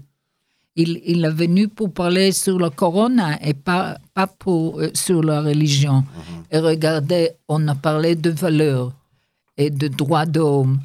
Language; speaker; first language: French; non-native, learner; Hebrew